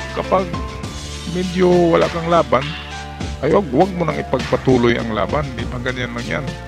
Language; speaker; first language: Filipino; non-native, local second language; Cebuano